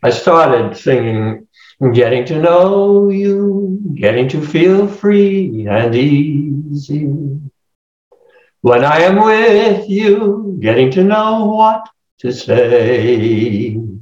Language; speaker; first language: English; native; English